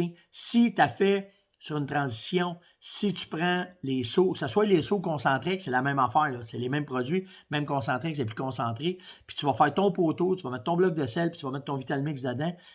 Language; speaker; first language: French; native; French